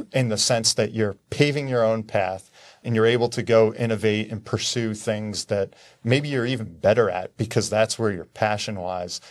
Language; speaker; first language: English; native; English